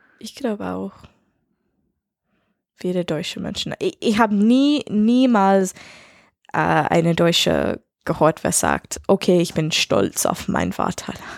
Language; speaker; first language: German; non-native, learner; English